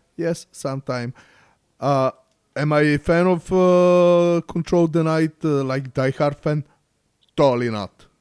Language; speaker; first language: English; non-native, learner; Bulgarian